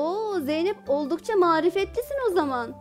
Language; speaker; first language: Turkish; native; Turkish